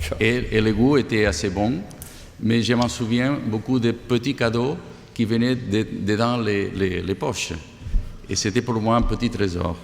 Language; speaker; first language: French; non-native, fluent; Catalan